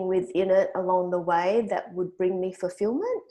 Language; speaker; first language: English; native; English